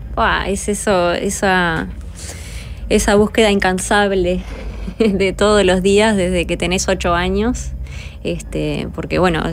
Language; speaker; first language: Spanish; native; Spanish